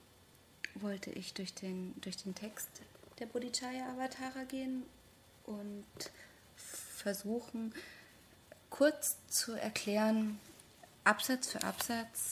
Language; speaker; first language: German; non-native, fluent; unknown